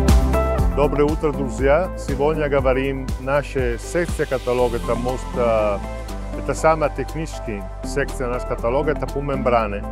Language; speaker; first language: Russian; non-native, learner; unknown